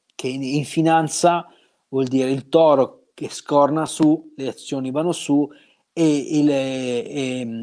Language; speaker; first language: Italian; native; Italian